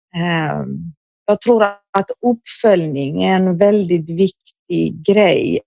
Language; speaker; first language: Swedish; early bilingual, other home language; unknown